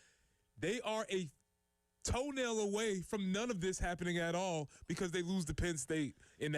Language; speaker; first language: English; native; English